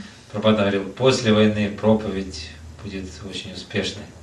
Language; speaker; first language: Russian; native; Russian